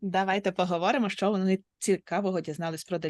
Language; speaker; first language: Ukrainian; native; Ukrainian